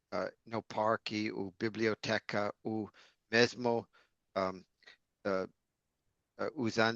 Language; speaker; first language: Portuguese; non-native, learner; English